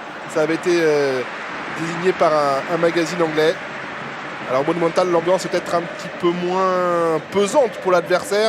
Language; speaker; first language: French; native; French